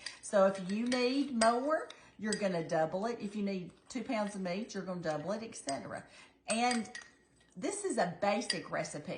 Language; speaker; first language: English; native; English